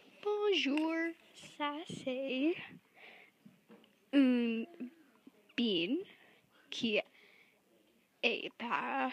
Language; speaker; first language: French; non-native, learner; English